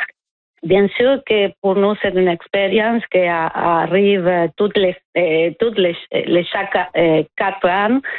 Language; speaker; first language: French; non-native, fluent; Spanish